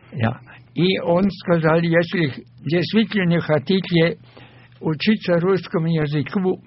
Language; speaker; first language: Russian; non-native, fluent; German